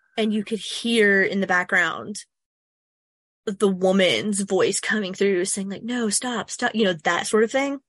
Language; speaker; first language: English; native; English